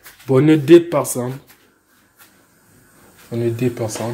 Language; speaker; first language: French; non-native, learner; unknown